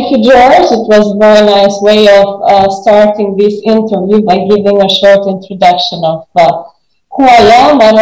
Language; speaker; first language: English; non-native, fluent; Albanian